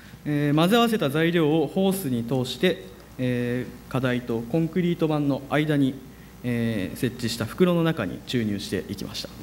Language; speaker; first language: Japanese; native; Japanese